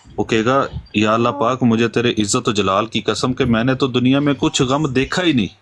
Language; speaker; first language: Hindi; non-native, local second language; Punjabi